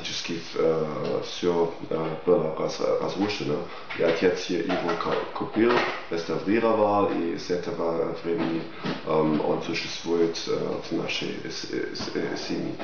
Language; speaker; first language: Russian; non-native, fluent; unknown